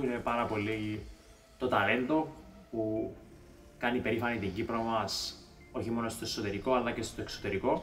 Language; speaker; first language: Greek; native; Greek